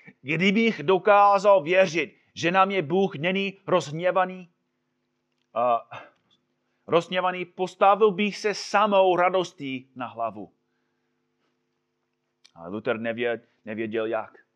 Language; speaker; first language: Czech; non-native, fluent; English